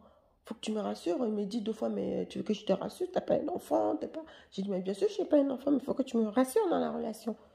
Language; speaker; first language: French; native; French